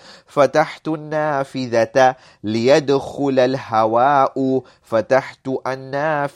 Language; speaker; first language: Arabic; non-native, fluent; English